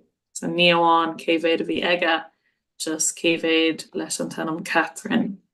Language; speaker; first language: Irish; non-native, local second language; English